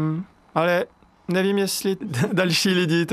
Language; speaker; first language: Czech; non-native, fluent; French